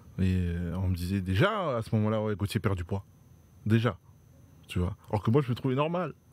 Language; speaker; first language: French; native; French